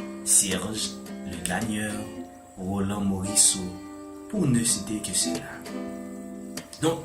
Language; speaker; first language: French; non-native, local second language; Haitian Creole